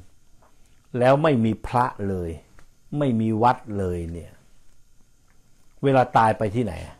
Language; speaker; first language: Thai; native; Thai